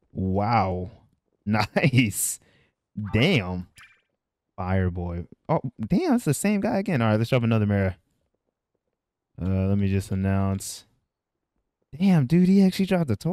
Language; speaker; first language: English; native; English